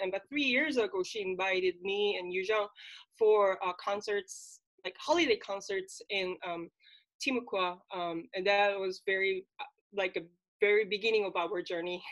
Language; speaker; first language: English; non-native, fluent; Korean